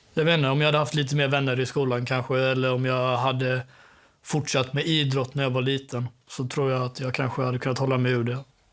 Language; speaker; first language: Swedish; native; Swedish